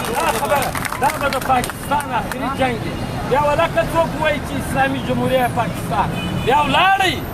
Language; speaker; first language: Pashto; native; Pashto